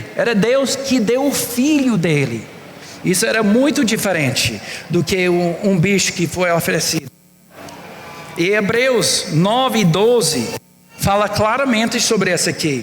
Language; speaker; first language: Portuguese; non-native, fluent; English